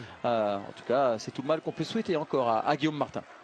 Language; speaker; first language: French; native; French